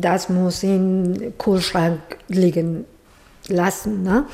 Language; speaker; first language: German; non-native, fluent; Spanish